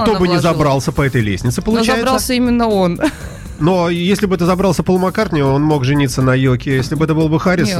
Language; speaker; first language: Russian; native; Russian